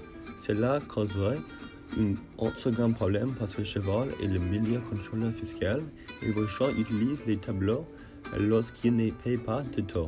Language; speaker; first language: French; non-native, learner; English